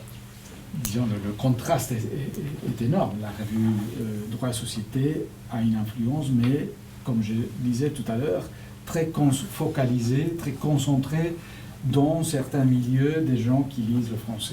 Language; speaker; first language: French; non-native, fluent; Spanish